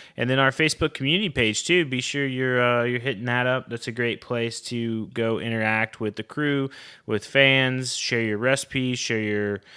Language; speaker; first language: English; native; English